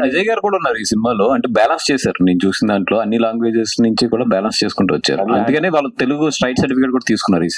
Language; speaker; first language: Telugu; native; Telugu